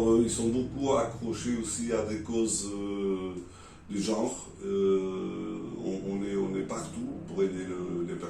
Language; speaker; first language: French; non-native, learner; Portuguese